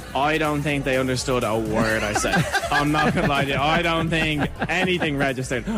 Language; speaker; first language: English; native; English